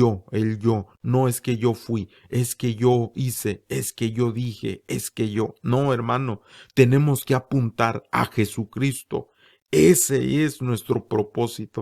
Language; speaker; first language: Spanish; native; Spanish